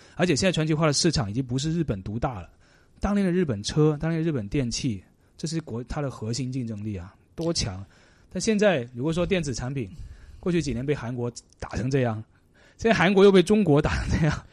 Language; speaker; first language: Chinese; non-native, local second language; Cantonese